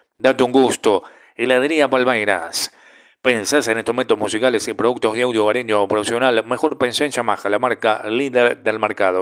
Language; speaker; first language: Spanish; native; Spanish